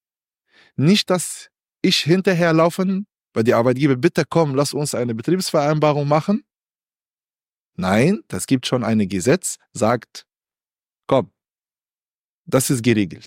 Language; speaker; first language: German; non-native, learner; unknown